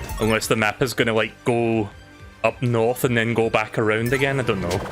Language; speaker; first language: English; native; English